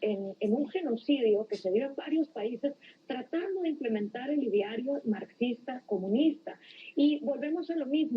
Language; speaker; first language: Spanish; native; Spanish